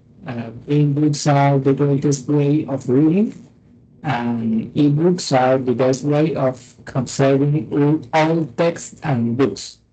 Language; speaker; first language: English; non-native, fluent; Spanish